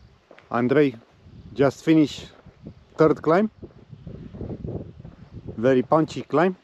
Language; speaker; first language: English; non-native, learner; Romanian